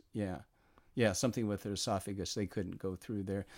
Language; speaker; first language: English; native; English